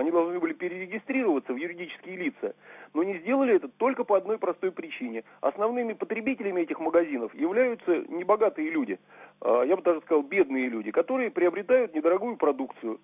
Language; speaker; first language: Russian; native; Russian